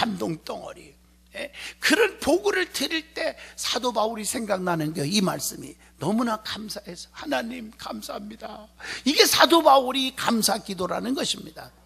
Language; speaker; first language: Korean; native; Korean